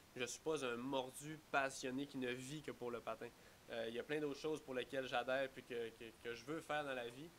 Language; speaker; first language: French; native; French